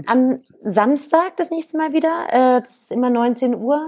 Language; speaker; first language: German; native; German